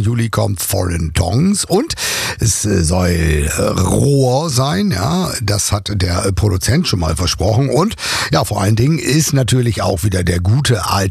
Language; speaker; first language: German; native; German